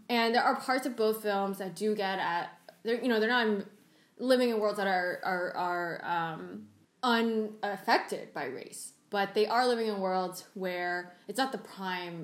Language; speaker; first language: English; early bilingual, other home language; Cantonese